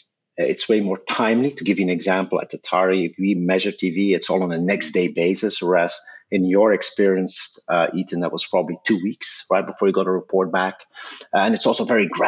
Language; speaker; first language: English; non-native, fluent; Dutch